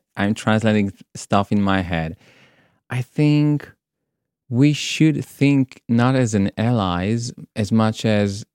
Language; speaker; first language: English; non-native, fluent; Hebrew